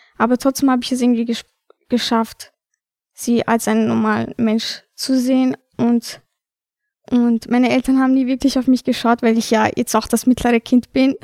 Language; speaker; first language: German; early bilingual, other home language; Albanian